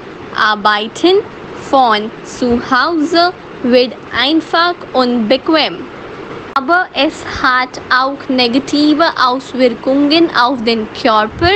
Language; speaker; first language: German; non-native, fluent; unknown